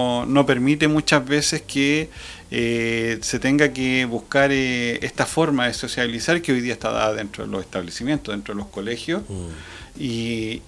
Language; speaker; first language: Spanish; native; Spanish